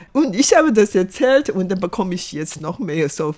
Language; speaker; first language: German; non-native, fluent; Chinese